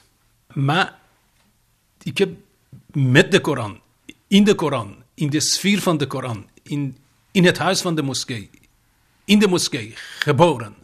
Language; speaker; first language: Dutch; non-native, fluent; Persian